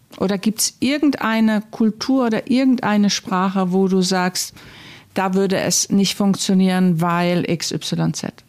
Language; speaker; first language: German; native; German